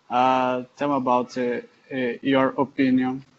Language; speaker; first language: English; non-native, learner; Portuguese